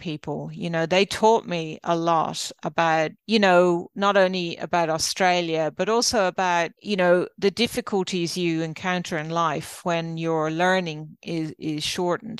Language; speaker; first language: English; native; English